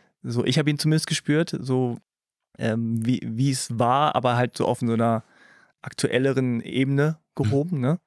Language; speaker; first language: German; early bilingual, other home language; Korean